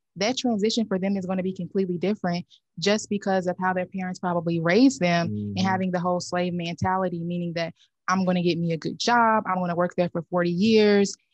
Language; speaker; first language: English; native; English